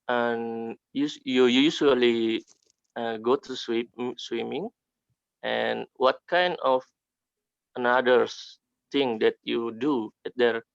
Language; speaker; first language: English; non-native, learner; Indonesian